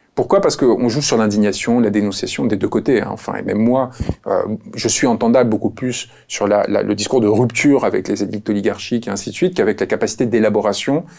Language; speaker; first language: French; early bilingual, other home language; Spanish